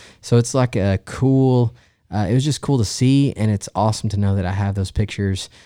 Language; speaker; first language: English; native; English